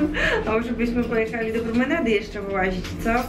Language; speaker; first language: Polish; native; Polish